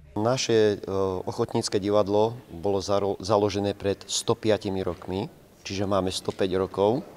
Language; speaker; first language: Slovak; native; Slovak